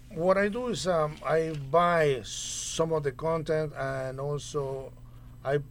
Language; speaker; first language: English; non-native, fluent; Spanish